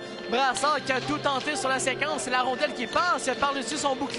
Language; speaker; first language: French; native; French